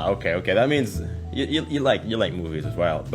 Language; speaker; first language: English; non-native, fluent; Indonesian